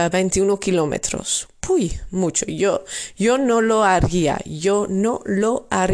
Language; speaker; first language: Spanish; non-native, fluent; Dutch